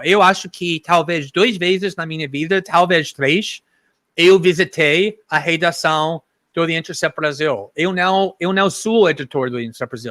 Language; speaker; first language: Portuguese; non-native, fluent; English